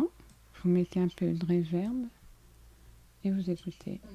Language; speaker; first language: French; native; French